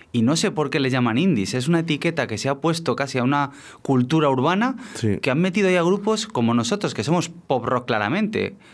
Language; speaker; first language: Spanish; native; Spanish